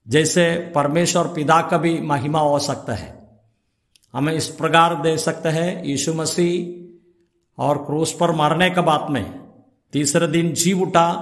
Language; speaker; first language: Hindi; non-native, local second language; Malayalam